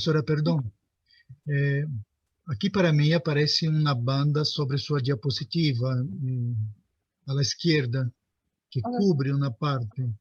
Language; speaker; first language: Spanish; non-native, fluent; Portuguese